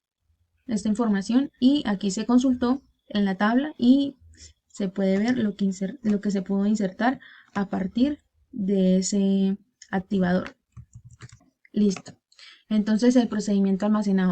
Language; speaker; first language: Spanish; native; Spanish